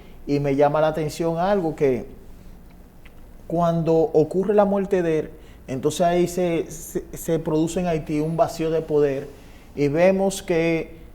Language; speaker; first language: Spanish; native; Spanish